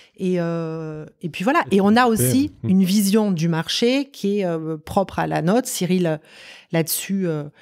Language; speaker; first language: French; native; French